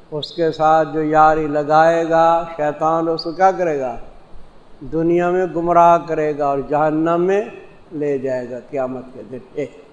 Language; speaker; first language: Urdu; non-native, local second language; Saraiki